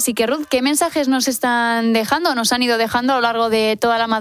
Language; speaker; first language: Spanish; native; Spanish